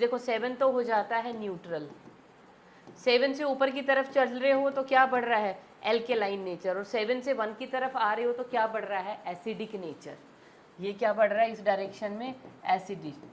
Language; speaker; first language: Hindi; native; Hindi